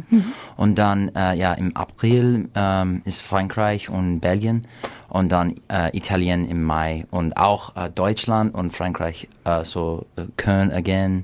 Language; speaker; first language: German; non-native, learner; English